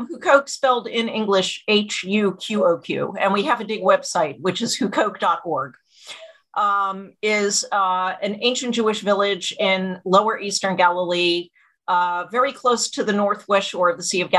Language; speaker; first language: English; native; English